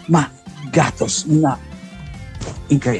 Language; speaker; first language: Spanish; non-native, learner; Italian